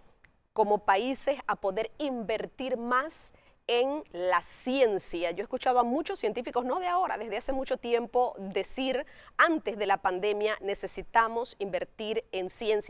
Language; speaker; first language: Spanish; native; Spanish